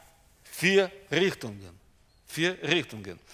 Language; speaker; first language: German; non-native, learner; Russian